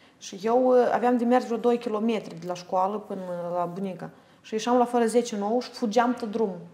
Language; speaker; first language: Romanian; native; Romanian